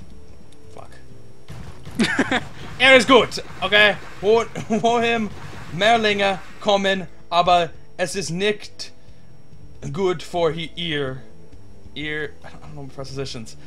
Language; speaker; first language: German; non-native, learner; English